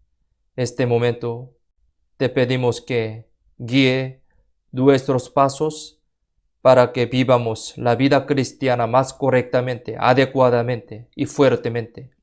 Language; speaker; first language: Spanish; non-native, fluent; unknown